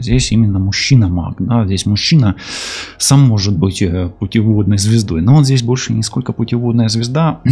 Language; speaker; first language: Russian; non-native, local second language; Ukrainian